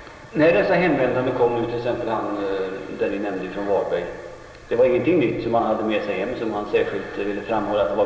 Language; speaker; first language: Swedish; native; Swedish